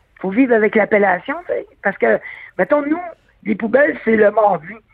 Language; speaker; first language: French; native; French